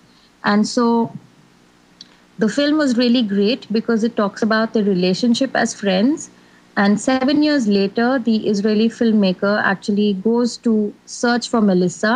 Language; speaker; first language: English; non-native, local second language; Hindi